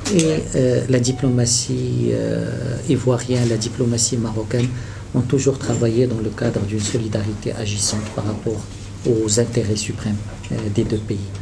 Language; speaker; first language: French; non-native, local second language; Arabic